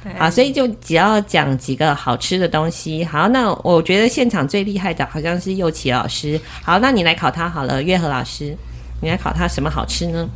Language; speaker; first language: Chinese; native; Chinese